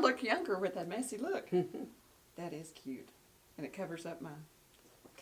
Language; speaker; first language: English; native; English